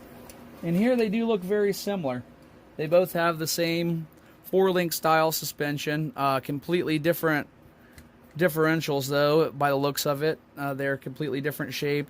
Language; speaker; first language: English; native; English